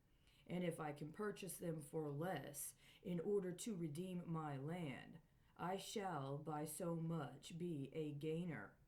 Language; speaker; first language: English; native; English